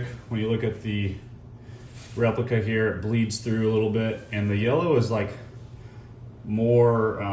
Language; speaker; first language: English; native; English